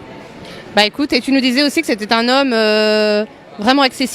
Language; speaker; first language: French; native; French